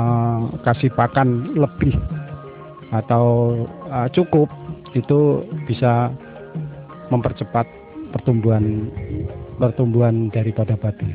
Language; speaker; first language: Indonesian; non-native, local second language; Javanese